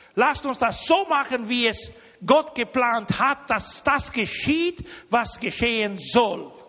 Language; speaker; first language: German; early bilingual, heritage; Romanian